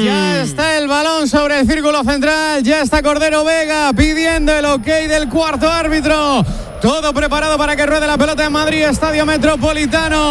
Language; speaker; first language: Spanish; native; Spanish